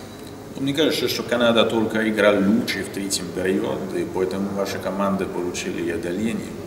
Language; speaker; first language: Russian; non-native, learner; French